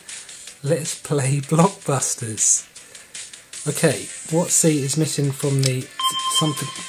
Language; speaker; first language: English; native; English